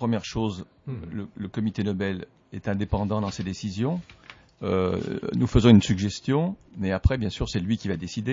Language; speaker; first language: French; native; French